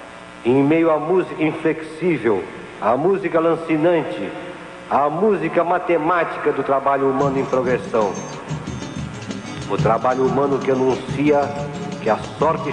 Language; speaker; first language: Portuguese; native; Portuguese